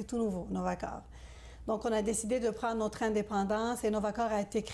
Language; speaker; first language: French; native; French